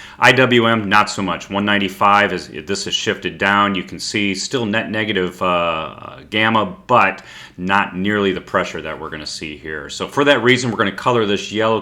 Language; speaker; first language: English; native; English